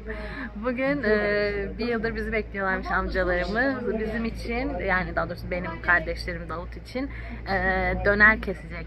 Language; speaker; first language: Turkish; native; Turkish